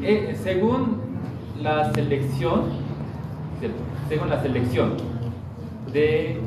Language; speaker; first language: Spanish; non-native, fluent; Korean